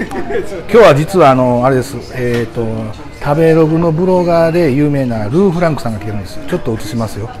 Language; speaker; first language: Japanese; native; Japanese